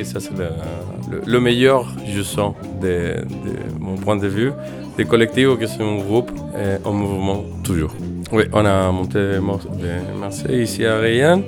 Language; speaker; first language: French; non-native, fluent; Spanish